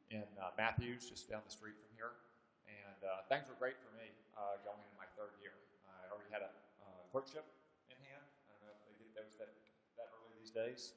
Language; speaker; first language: English; native; English